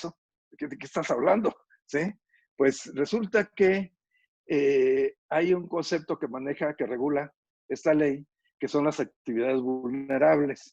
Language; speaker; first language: Spanish; native; Spanish